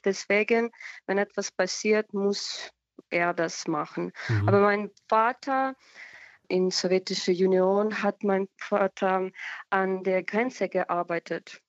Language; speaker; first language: German; non-native, fluent; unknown